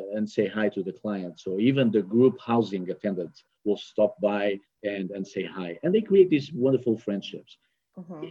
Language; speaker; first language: English; non-native, fluent; Portuguese